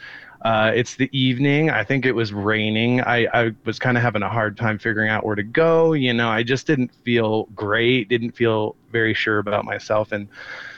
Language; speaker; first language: English; native; English